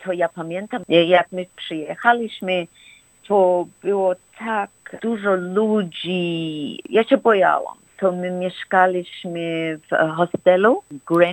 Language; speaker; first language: Polish; early bilingual, heritage; Polish